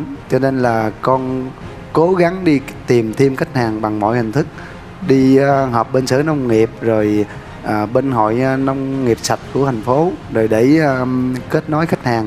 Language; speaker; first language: Vietnamese; native; Vietnamese